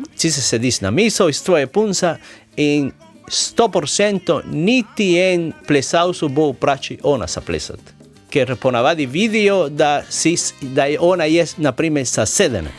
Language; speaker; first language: Slovenian; non-native, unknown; Spanish